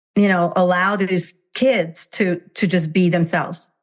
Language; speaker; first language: English; non-native, fluent; Hungarian